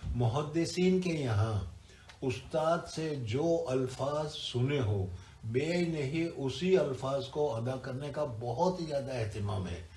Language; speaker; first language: Urdu; non-native, local second language; Gujarati